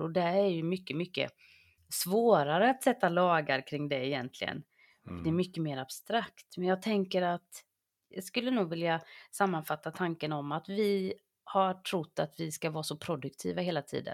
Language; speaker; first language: Swedish; native; Swedish